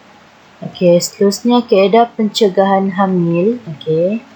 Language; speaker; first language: Malay; native; Malay